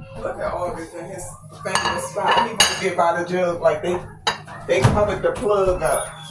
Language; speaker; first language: English; native; English